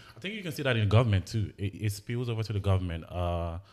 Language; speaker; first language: English; non-native, local second language; Igbo